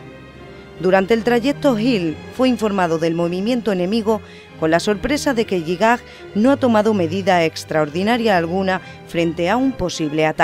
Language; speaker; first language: Spanish; native; Spanish